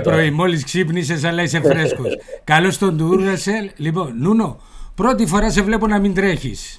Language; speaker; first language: Greek; native; Greek